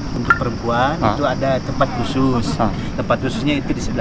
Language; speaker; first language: Indonesian; native; Indonesian